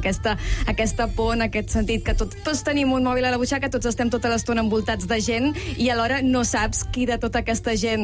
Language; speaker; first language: Catalan; native; Catalan